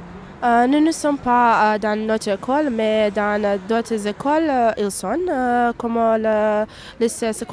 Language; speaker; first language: French; non-native, learner; Bosnian